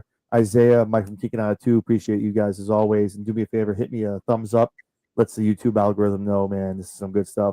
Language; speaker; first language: English; native; English